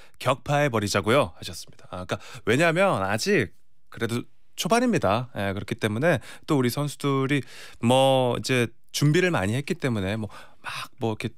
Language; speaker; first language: Korean; native; Korean